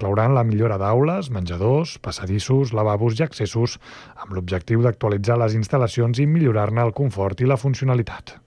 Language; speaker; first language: Catalan; native; Catalan